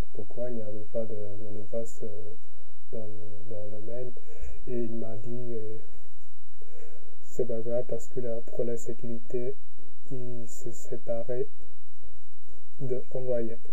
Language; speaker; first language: French; non-native, learner; Japanese